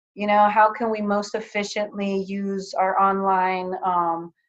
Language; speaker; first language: English; early bilingual, other home language; Greek